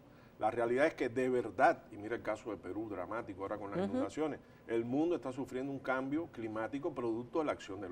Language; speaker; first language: Spanish; native; Spanish